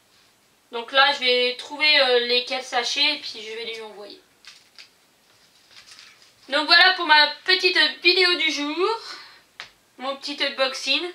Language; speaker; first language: French; native; French